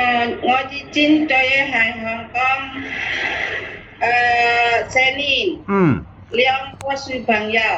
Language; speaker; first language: Cantonese; non-native, learner; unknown